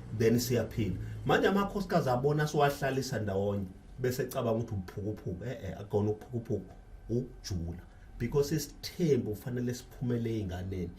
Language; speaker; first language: Zulu; native; Zulu